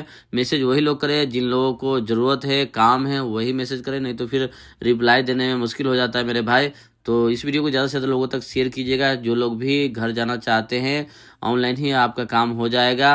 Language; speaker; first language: Hindi; native; Hindi